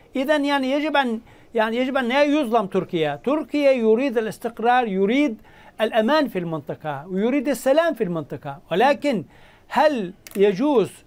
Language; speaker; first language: Arabic; non-native, fluent; Turkish